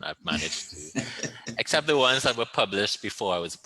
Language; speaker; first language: English; native; English